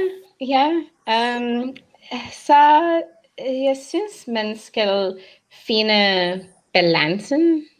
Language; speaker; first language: Danish; non-native, learner; English